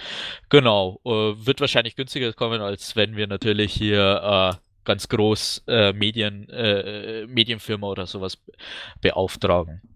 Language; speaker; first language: German; native; German